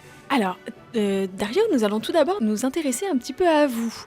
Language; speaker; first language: French; native; French